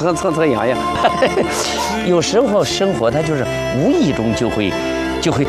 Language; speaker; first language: Chinese; native; Chinese